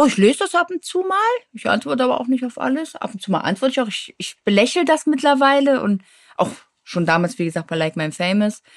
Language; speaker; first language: German; native; German